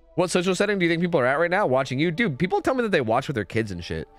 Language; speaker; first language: English; native; English